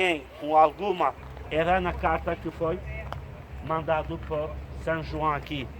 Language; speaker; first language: Portuguese; non-native, fluent; Turkish